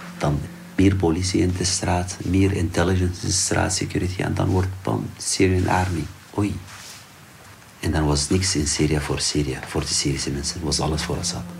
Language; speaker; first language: Dutch; non-native, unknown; Arabic